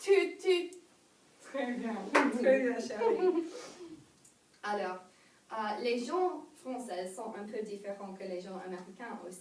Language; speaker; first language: French; non-native, learner; English